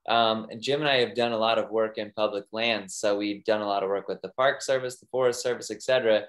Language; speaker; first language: English; native; English